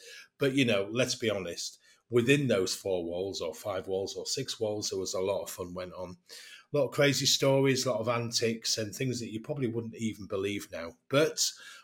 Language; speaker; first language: English; native; English